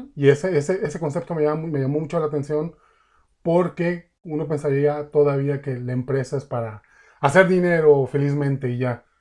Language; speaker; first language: Spanish; native; Spanish